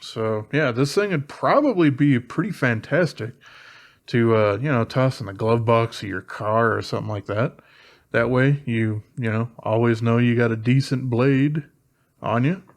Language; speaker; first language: English; native; English